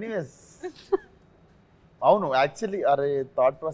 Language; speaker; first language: Telugu; native; Telugu